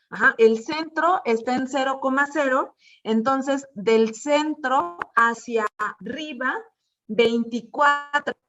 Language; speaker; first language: Spanish; native; Spanish